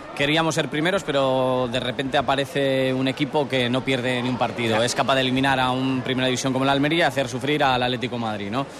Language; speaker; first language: Spanish; native; Spanish